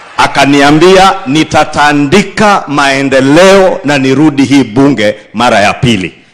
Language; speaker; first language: Swahili; non-native, local second language; Kikuyu